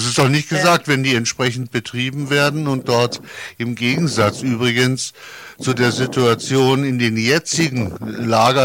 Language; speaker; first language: German; native; German